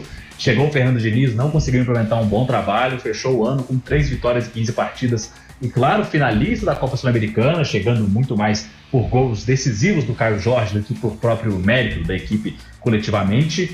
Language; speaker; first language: Portuguese; native; Portuguese